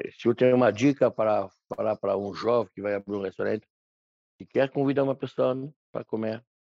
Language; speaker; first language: Portuguese; non-native, fluent; French